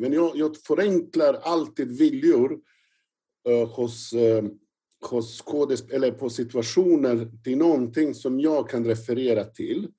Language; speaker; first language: Swedish; non-native, fluent; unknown